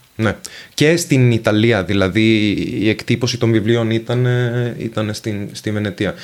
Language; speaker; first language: Greek; non-native, fluent; Venetian